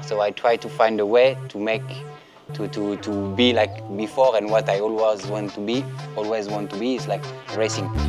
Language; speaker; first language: English; non-native, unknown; French